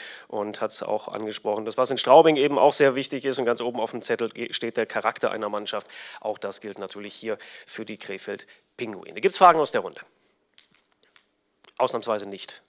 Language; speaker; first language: German; native; German